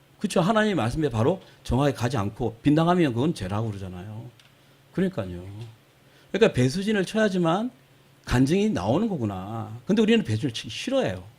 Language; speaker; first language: Korean; native; Korean